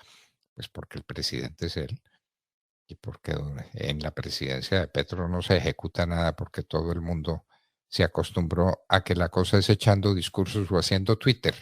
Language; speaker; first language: Spanish; native; Spanish